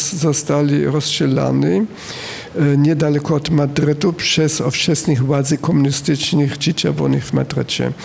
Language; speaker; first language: Polish; non-native, fluent; German